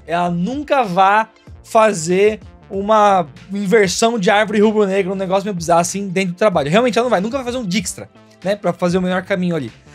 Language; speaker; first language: Portuguese; native; Portuguese